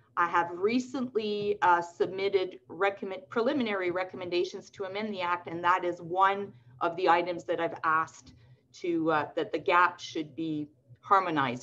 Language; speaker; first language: English; non-native, local second language; French